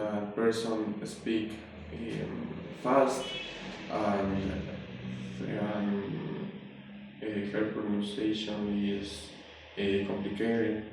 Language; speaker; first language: English; non-native, learner; Spanish